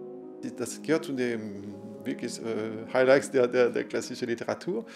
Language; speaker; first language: German; non-native, fluent; French